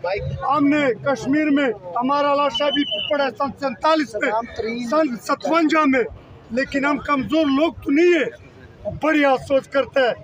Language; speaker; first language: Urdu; non-native, local second language; Pashto